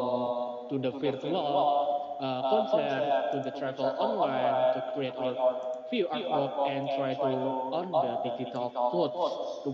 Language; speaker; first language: English; non-native, learner; Indonesian